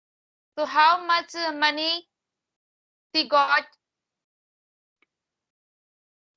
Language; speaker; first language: English; non-native, learner; Hindi